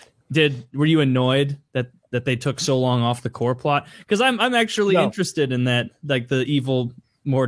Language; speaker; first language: English; native; English